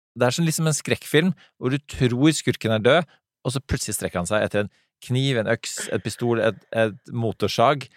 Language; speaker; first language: Norwegian; native; Norwegian